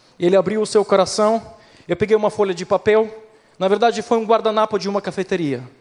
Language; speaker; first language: Portuguese; non-native, fluent; Ukrainian